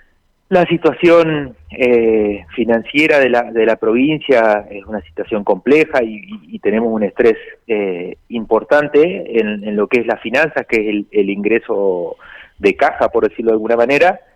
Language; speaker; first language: Spanish; native; Spanish